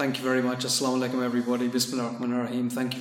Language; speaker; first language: English; native; English